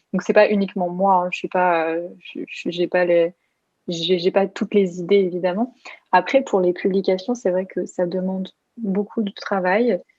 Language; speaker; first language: French; native; French